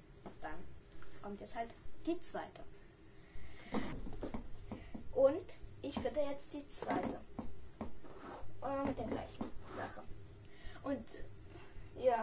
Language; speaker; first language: German; early bilingual, other home language; Russian